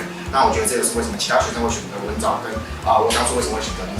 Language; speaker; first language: Chinese; native; Chinese